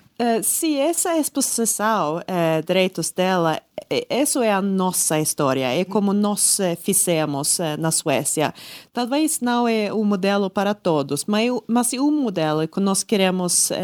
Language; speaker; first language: Portuguese; non-native, learner; Swedish